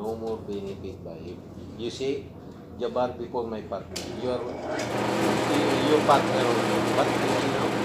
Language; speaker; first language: English; non-native, local second language; Filipino